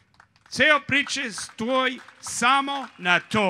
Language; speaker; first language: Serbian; early bilingual, heritage; Serbian